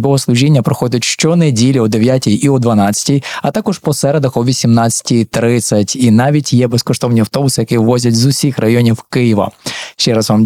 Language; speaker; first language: Ukrainian; native; Ukrainian